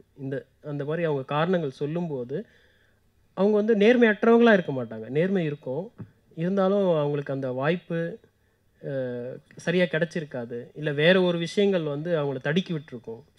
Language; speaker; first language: Tamil; native; Tamil